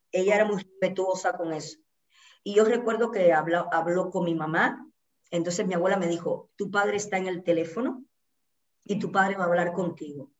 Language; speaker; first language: Spanish; native; Spanish